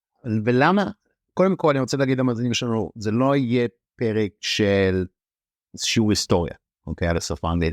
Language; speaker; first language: Hebrew; native; Hebrew